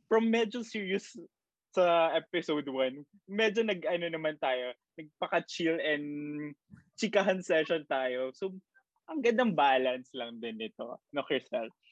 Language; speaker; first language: Filipino; native; Filipino